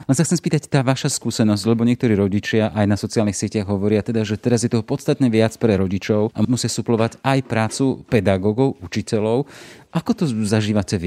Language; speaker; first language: Slovak; native; Slovak